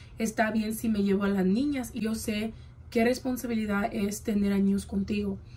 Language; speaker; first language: Spanish; early bilingual, heritage; Spanish